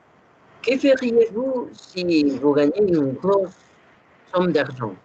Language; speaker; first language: French; non-native, learner; Spanish